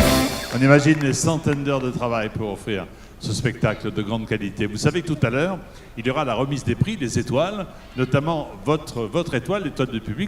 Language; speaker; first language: French; native; French